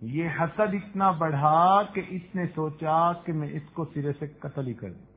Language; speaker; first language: Urdu; non-native, local second language; Punjabi